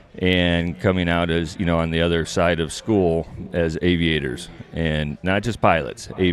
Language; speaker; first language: English; native; English